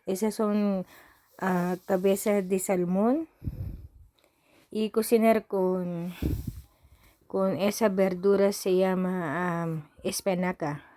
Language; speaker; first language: Spanish; non-native, learner; Filipino